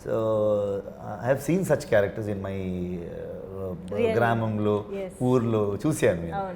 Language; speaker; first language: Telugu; non-native, learner; Kannada